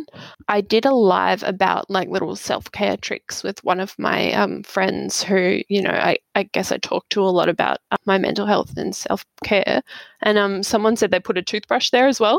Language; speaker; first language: English; native; English